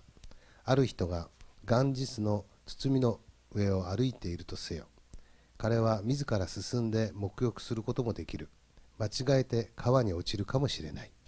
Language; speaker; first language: Japanese; native; Japanese